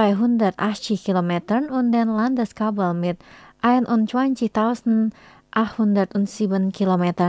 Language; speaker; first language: German; non-native, fluent; Indonesian